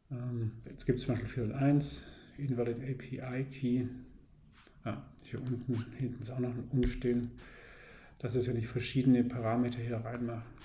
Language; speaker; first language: German; native; German